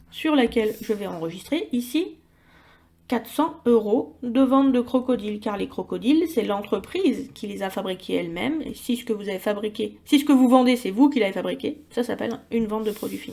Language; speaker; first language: French; native; French